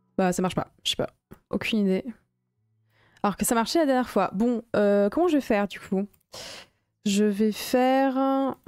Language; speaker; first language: French; native; French